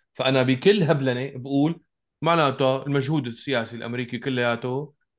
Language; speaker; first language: Arabic; native; Arabic